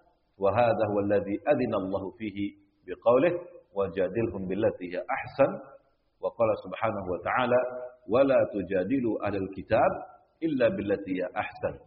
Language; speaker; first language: Arabic; non-native, fluent; Indonesian